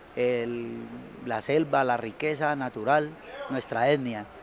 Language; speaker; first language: Spanish; native; Spanish